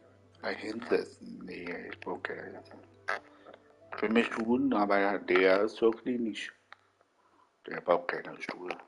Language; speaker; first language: German; non-native, learner; Vietnamese